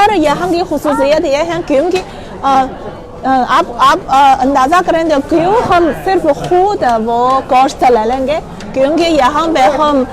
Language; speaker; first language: Hindi; non-native, learner; Chinese